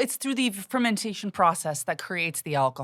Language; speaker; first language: English; native; English